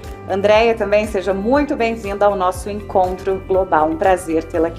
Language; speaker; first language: Portuguese; native; Portuguese